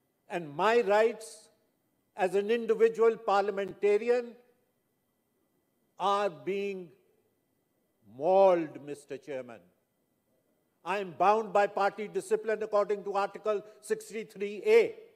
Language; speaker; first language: English; non-native, local second language; Urdu